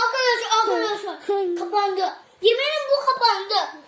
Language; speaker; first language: Turkish; early bilingual, heritage; Turkish